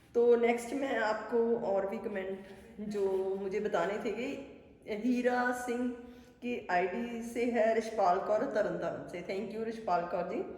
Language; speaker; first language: Hindi; non-native, local second language; Punjabi